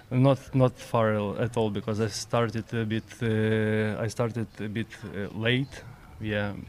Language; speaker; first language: English; non-native, learner; Ukrainian